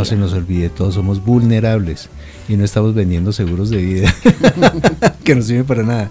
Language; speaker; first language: Spanish; native; Spanish